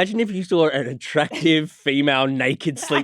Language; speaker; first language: English; native; English